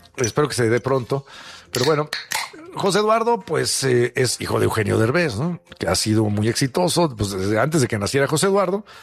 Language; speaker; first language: Spanish; native; Spanish